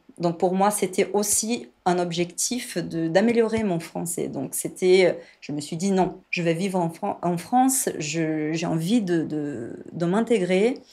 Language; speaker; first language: French; non-native, fluent; Portuguese